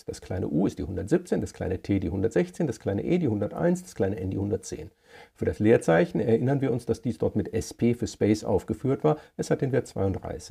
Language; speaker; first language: German; native; German